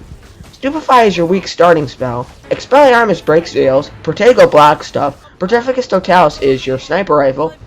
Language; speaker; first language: English; native; English